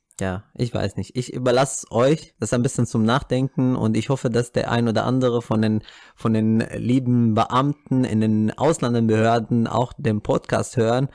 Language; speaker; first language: German; non-native, fluent; Arabic